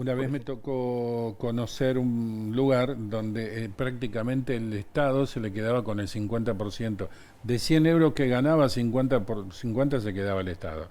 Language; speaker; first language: Spanish; native; Spanish